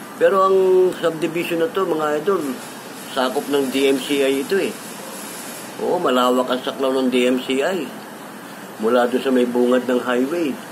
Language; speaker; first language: Filipino; native; Filipino